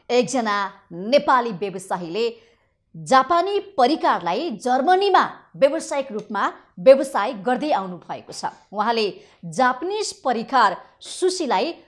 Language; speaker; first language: Nepali; native; Nepali